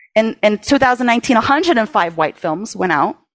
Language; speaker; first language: English; early bilingual, other home language; Spanish